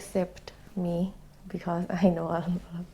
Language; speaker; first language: English; non-native, learner; Thai